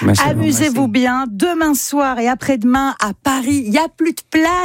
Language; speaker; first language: French; native; French